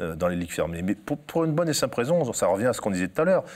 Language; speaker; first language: French; native; French